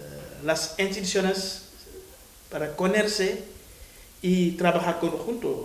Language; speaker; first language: Spanish; non-native, fluent; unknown